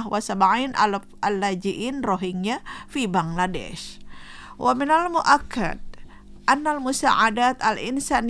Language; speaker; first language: Arabic; non-native, fluent; Indonesian